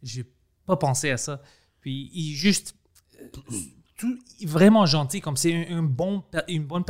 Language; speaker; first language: French; non-native, local second language; English